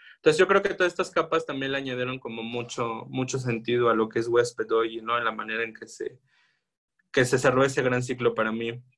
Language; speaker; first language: Spanish; native; Spanish